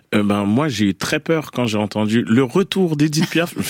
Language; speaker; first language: French; native; French